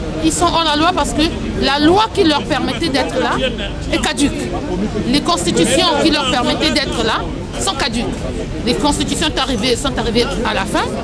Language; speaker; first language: French; non-native, local second language; Lingala